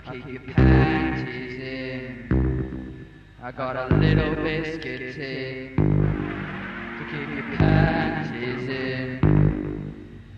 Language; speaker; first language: English; native; English